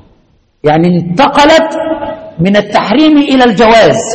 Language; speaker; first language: Arabic; native; Arabic